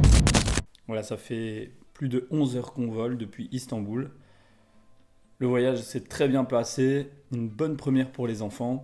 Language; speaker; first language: French; native; French